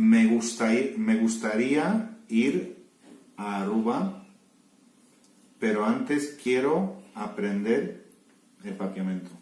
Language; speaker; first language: Spanish; non-native, fluent; Polish